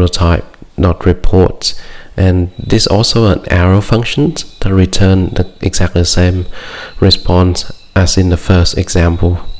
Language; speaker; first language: English; non-native, fluent; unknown